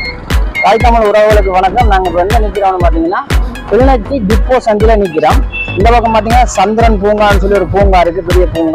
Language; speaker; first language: Tamil; native; Tamil